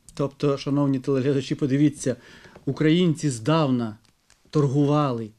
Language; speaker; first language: Ukrainian; native; Ukrainian